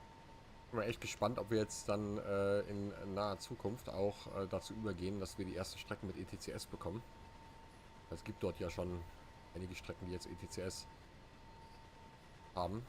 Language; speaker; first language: German; native; German